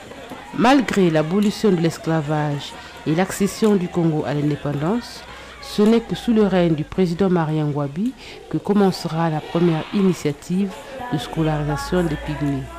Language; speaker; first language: French; non-native, local second language; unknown